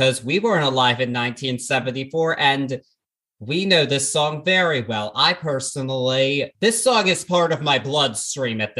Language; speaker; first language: English; native; English